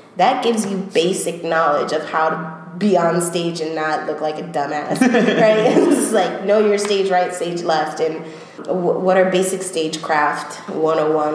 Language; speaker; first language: English; early bilingual, other home language; Spanish